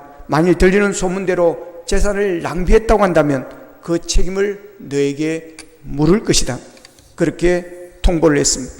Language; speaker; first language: Korean; native; Korean